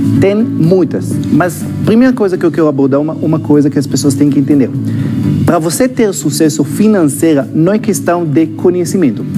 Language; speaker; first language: Portuguese; non-native, fluent; Hebrew